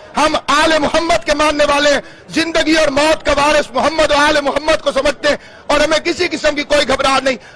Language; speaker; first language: Urdu; non-native, local second language; Saraiki